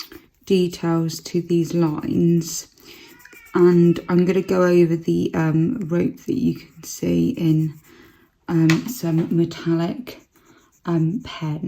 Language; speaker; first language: English; native; English